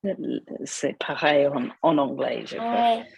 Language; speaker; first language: French; non-native, fluent; English